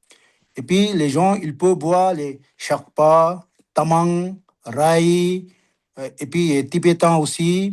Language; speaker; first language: French; non-native, learner; Sherpa